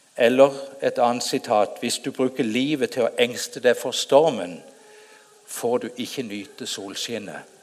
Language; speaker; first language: Norwegian; native; Norwegian